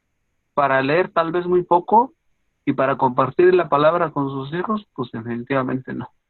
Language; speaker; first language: Spanish; native; Spanish